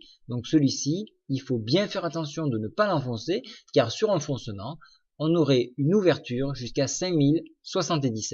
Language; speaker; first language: French; native; French